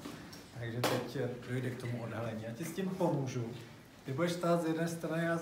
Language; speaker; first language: Czech; native; Czech